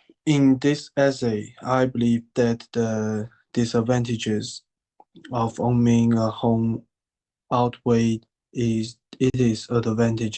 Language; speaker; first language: English; non-native, learner; Chinese